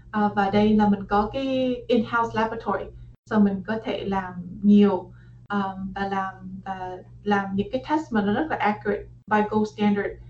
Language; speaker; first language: Vietnamese; early bilingual, heritage; Vietnamese